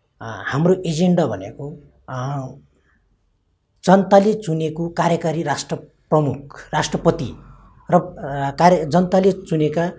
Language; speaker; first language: Nepali; non-native, local second language; Eastern Tamang